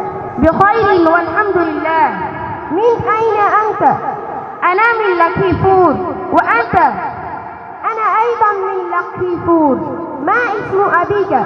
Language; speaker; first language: Arabic; non-native, learner; Bangla